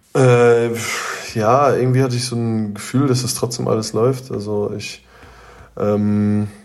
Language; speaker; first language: German; native; German